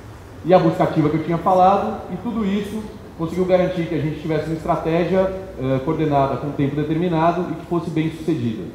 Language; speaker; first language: Portuguese; native; Portuguese